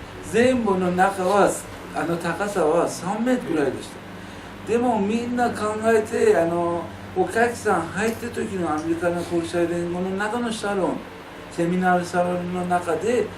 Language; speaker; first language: Japanese; non-native, learner; Persian